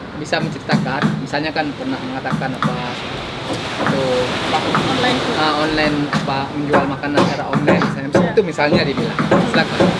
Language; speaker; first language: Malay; non-native, fluent; Japanese